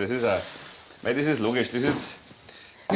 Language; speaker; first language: German; native; German